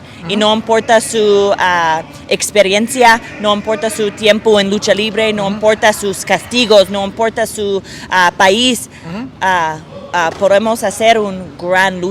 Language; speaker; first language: Spanish; non-native, learner; English